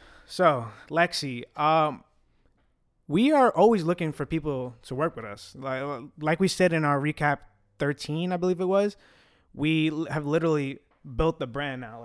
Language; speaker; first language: English; early bilingual, other home language; Italian